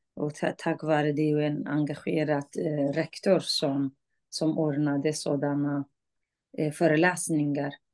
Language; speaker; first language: Swedish; non-native, fluent; Kurdish